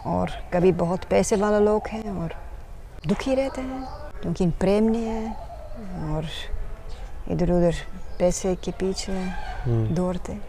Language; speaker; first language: Hindi; non-native, learner; Dutch